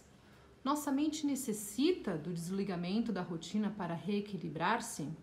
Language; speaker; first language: Portuguese; native; Portuguese